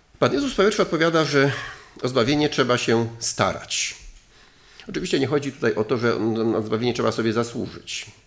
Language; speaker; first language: Polish; native; Polish